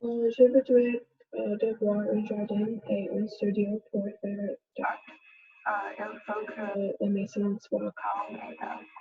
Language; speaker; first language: French; non-native, learner; English